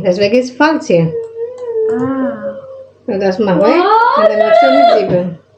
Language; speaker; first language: German; non-native, learner; Indonesian